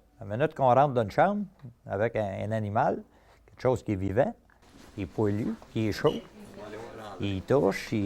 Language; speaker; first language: French; native; French